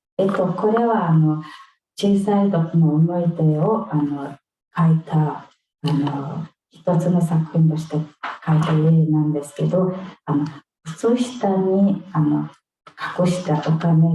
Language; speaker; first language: Japanese; non-native, fluent; Mongolian